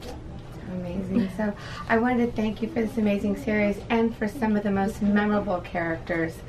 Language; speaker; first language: English; native; English